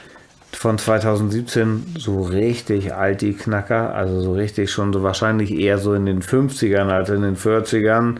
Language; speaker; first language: German; native; German